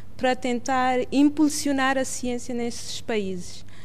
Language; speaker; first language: Portuguese; non-native, local second language; Kabuverdianu